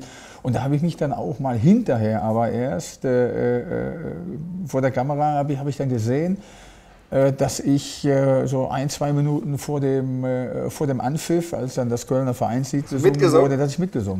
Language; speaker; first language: German; native; German